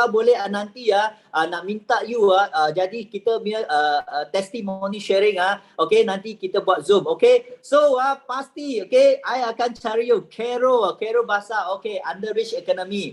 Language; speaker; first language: Malay; native; Malay